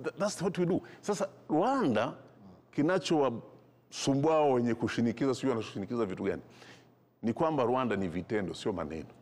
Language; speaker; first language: Swahili; non-native, local second language; Kinyarwanda